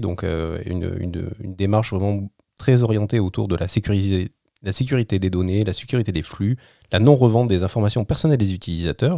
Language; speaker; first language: French; native; French